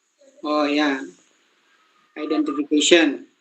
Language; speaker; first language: English; non-native, learner; Indonesian